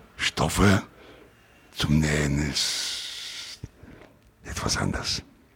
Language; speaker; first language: German; non-native, learner; Italian